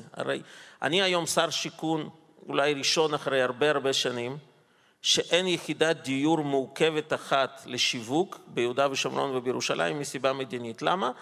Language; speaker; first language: Hebrew; non-native, fluent; Russian